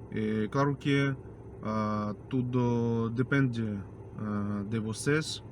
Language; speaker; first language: Portuguese; non-native, fluent; Russian